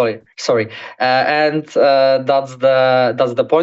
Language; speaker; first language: English; non-native, learner; Polish